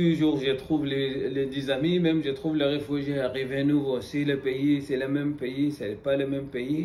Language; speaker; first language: French; non-native, learner; Arabic